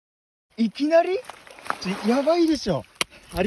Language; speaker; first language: Japanese; native; Japanese